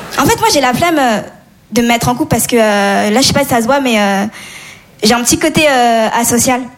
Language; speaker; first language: French; early bilingual, other home language; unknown